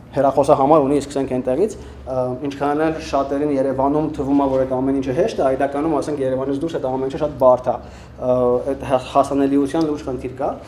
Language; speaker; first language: Armenian; early bilingual, heritage; Armenian